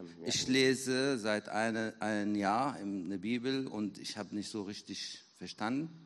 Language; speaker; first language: German; non-native, learner; Arabic